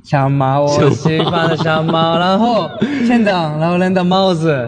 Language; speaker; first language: Chinese; non-native, learner; Japanese